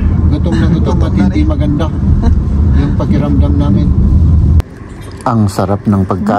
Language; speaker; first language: Filipino; native; Filipino